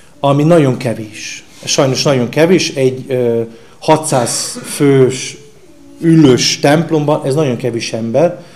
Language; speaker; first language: Hungarian; non-native, fluent; Slovenian